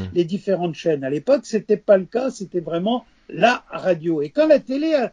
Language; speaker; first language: French; native; French